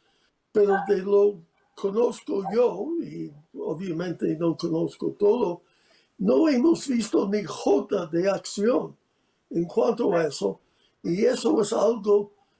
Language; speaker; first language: Spanish; non-native, fluent; English